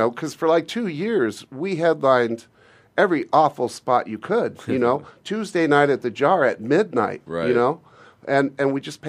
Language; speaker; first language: English; native; English